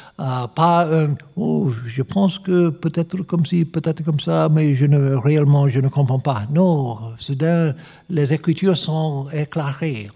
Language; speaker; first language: French; non-native, learner; English